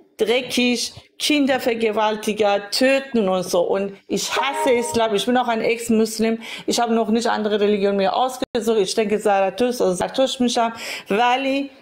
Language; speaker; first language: German; non-native, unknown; Persian